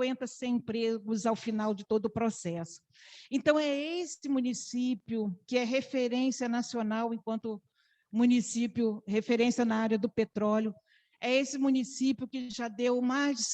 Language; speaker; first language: Portuguese; native; Portuguese